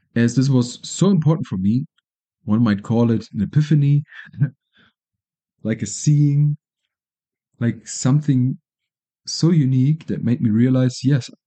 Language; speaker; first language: English; non-native, fluent; German